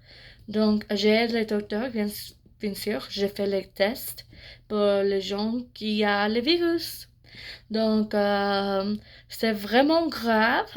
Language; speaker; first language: French; non-native, fluent; English